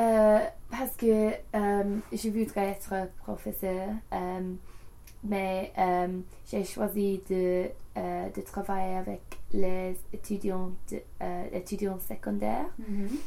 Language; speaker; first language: French; non-native, learner; English